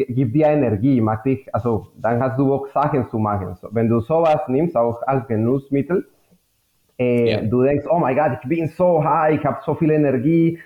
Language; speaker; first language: German; non-native, fluent; Spanish